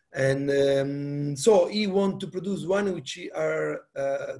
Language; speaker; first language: English; non-native, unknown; Italian